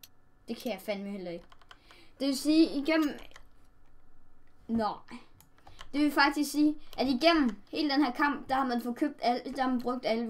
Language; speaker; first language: Danish; native; Danish